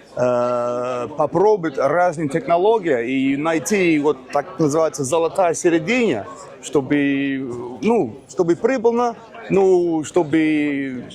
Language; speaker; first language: Russian; non-native, learner; English